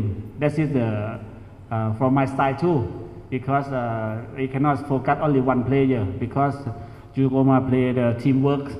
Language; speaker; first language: English; non-native, learner; Thai